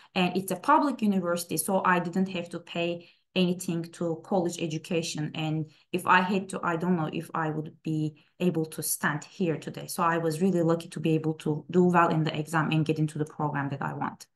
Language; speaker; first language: English; non-native, fluent; Turkish